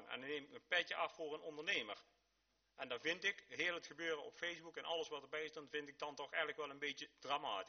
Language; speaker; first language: Dutch; native; Dutch